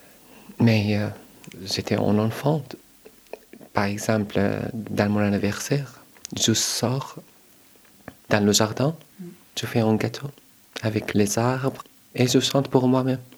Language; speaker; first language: French; non-native, learner; Arabic